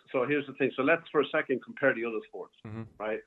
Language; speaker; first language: English; native; English